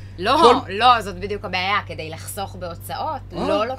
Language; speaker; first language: Hebrew; native; Hebrew